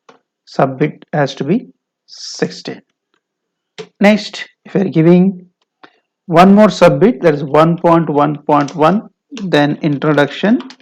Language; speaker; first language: English; non-native, local second language; Kannada